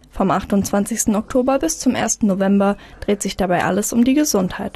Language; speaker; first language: German; native; German